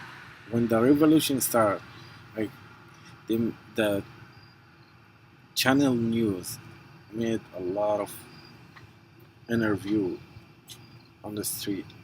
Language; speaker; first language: English; non-native, fluent; Arabic